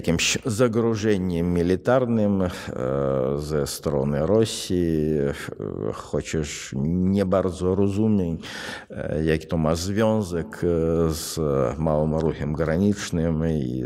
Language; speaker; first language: Polish; non-native, fluent; Russian